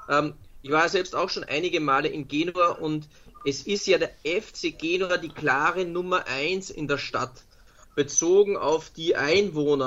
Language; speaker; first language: German; native; German